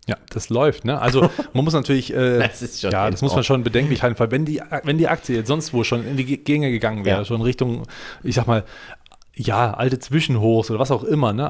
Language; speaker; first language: German; native; German